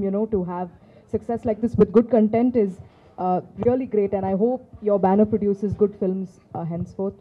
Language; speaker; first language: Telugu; non-native, fluent; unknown